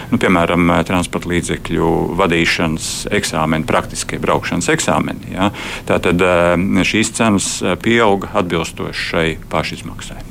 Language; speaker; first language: Latvian; native; Latvian